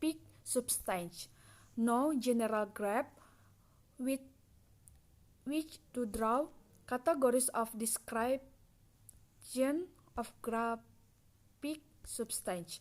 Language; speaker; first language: English; non-native, learner; Indonesian